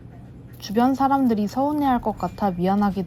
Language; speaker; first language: Korean; native; Korean